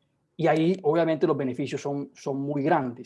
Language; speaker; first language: Spanish; native; Spanish